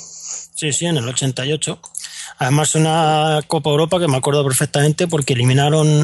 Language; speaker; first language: Spanish; native; Spanish